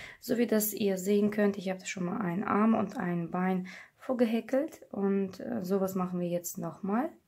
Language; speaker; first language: German; non-native, fluent; Russian